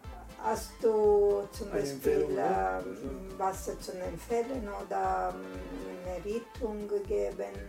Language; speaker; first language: German; non-native, learner; Italian